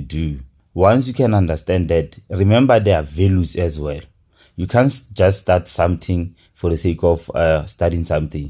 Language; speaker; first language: English; non-native, local second language; Tswana